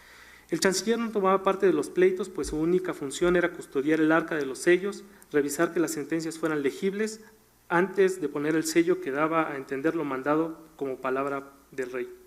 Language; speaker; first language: Spanish; native; Spanish